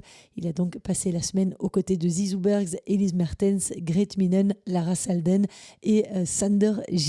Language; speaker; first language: French; native; French